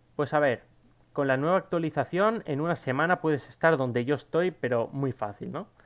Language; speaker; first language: Spanish; native; Spanish